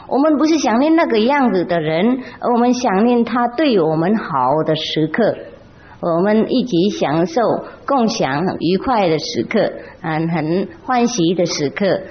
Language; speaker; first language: Chinese; non-native, fluent; Vietnamese